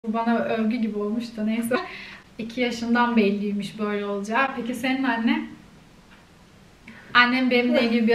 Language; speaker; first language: Turkish; native; Turkish